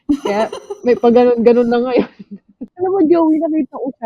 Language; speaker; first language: Filipino; native; Filipino